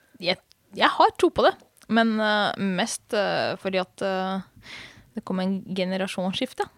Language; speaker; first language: Norwegian; non-native, fluent; Hungarian